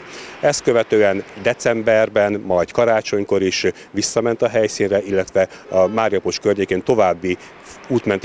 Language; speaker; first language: Hungarian; native; Hungarian